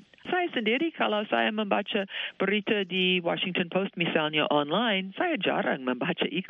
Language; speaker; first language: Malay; non-native, fluent; English